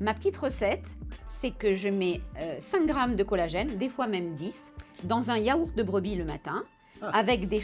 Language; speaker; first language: French; native; French